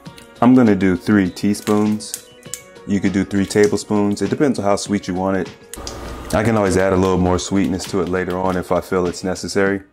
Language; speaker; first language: English; native; English